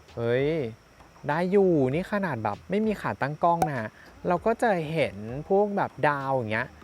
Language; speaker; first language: Thai; native; Thai